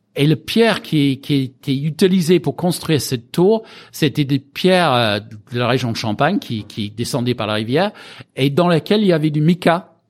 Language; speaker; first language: French; non-native, fluent; English